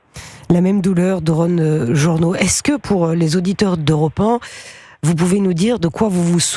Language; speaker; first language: French; native; French